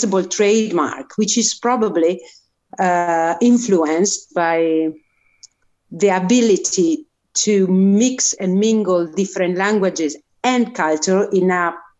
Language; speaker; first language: English; non-native, fluent; Italian